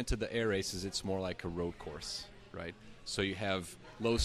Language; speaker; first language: English; non-native, fluent; Portuguese